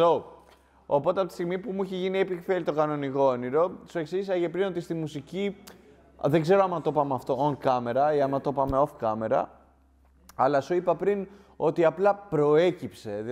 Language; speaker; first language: Greek; native; Greek